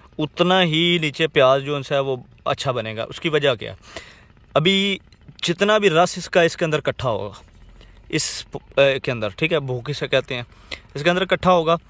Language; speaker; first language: Urdu; non-native, local second language; Punjabi